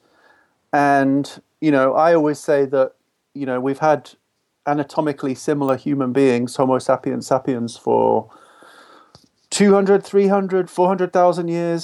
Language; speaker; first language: English; native; English